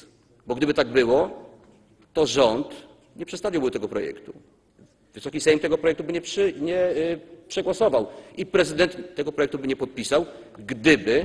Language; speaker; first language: Polish; native; Polish